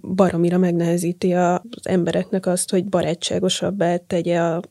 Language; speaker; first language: Hungarian; native; Hungarian